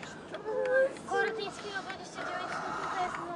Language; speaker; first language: Polish; early bilingual, other home language; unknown